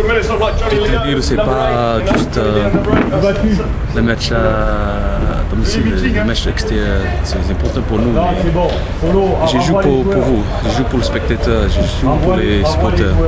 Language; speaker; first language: French; non-native, learner; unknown